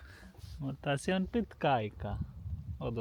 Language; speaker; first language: Finnish; non-native, learner; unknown